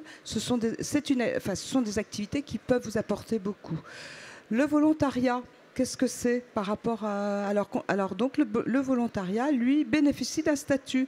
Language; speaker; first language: French; native; French